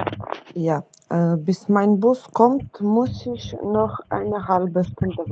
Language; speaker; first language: German; non-native, learner; Macedonian